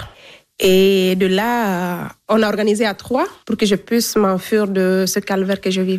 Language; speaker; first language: French; non-native, local second language; Fula